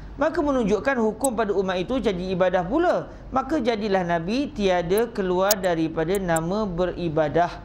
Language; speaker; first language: Malay; native; Malay